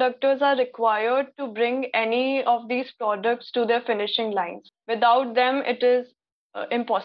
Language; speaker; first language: English; non-native, local second language; Hindi